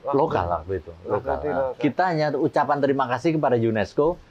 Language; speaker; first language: Indonesian; native; Indonesian